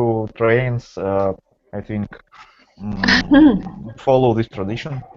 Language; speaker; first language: English; non-native, fluent; Russian